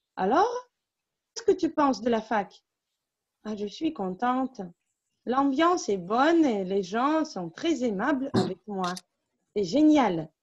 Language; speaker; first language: French; non-native, fluent; Russian